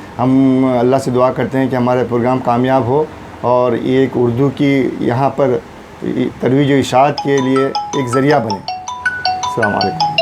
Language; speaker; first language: Urdu; non-native, local second language; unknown